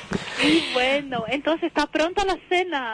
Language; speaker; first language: Spanish; non-native, learner; Portuguese